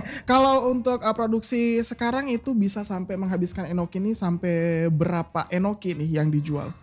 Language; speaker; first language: Indonesian; native; Indonesian